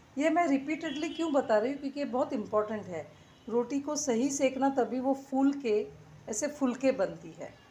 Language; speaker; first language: Hindi; non-native, local second language; Gujarati